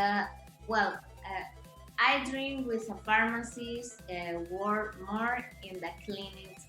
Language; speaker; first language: English; non-native, learner; Spanish